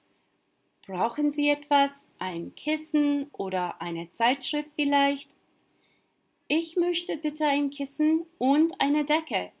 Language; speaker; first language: German; non-native, learner; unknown